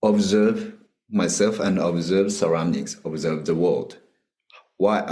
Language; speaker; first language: English; non-native, learner; Japanese